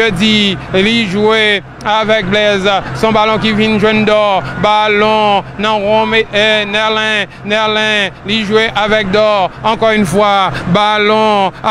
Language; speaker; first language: French; non-native, local second language; Haitian Creole